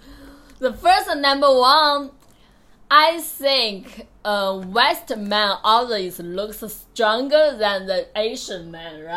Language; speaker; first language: English; non-native, learner; Chinese